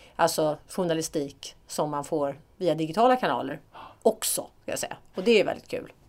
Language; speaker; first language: Swedish; native; Swedish